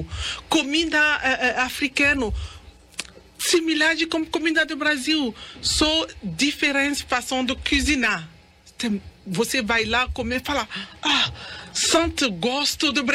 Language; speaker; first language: Portuguese; non-native, learner; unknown